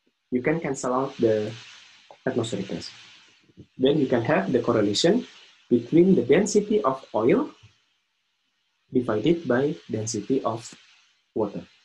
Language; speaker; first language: English; non-native, fluent; Indonesian